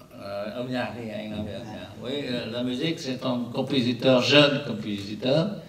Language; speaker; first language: French; non-native, learner; Vietnamese